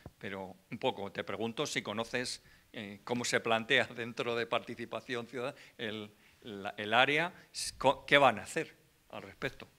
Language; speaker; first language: Spanish; native; Spanish